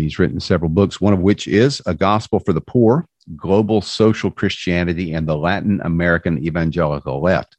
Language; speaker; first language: English; native; English